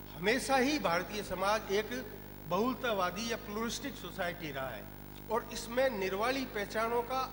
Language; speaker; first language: Hindi; non-native, local second language; Rajasthani